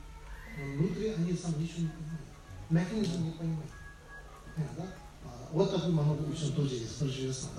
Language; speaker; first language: Russian; non-native, learner; Tibetan